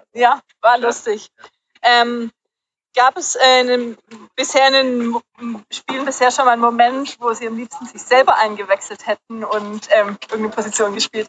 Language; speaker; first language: German; native; German